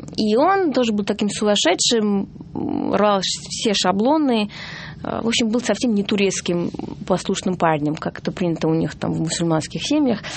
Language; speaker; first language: Russian; non-native, fluent; Georgian